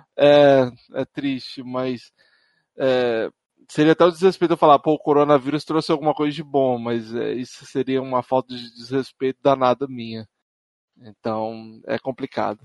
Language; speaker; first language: Portuguese; native; Portuguese